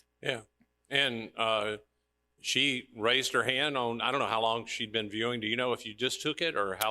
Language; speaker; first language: English; native; English